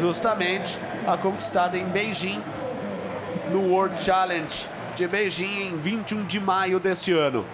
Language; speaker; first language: Portuguese; native; Portuguese